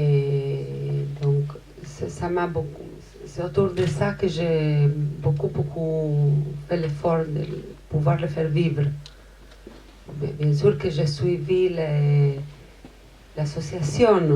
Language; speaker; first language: French; non-native, fluent; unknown